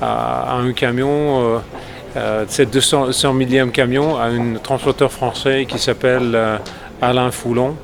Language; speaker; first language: French; non-native, fluent; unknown